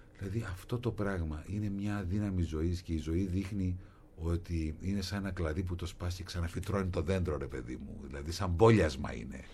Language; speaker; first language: Greek; native; Greek